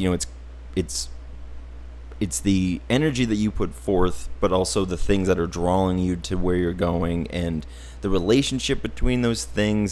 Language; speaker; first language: English; native; English